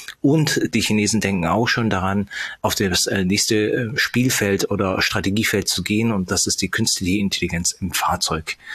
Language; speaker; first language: German; early bilingual, other home language; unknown